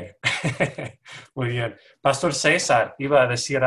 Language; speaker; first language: Spanish; non-native, fluent; English